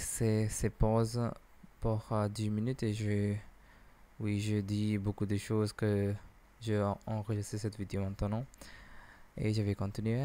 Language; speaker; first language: French; non-native, learner; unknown